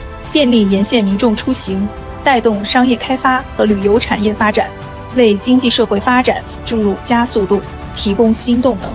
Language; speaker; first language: Chinese; native; Chinese